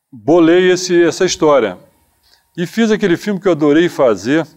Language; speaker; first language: Portuguese; native; Portuguese